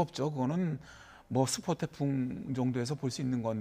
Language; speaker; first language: Korean; native; Korean